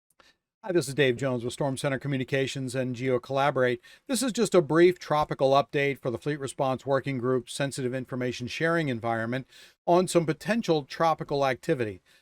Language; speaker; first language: English; native; English